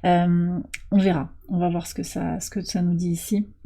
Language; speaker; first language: French; native; French